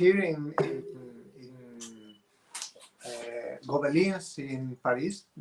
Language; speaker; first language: English; non-native, fluent; Spanish